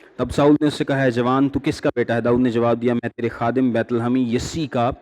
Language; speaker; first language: Urdu; non-native, local second language; Punjabi